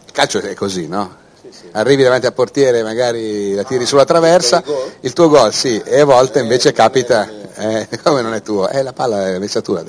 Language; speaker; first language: Italian; native; Italian